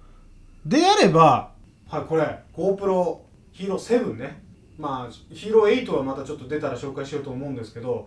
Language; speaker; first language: Japanese; native; Japanese